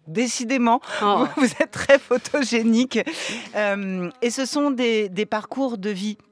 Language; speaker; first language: French; native; French